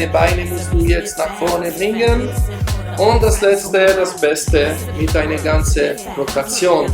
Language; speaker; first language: German; non-native, learner; French